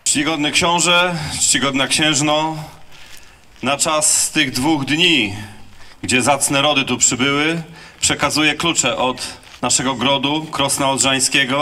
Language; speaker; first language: Polish; native; Polish